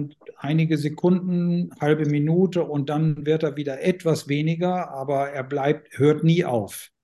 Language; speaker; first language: German; native; German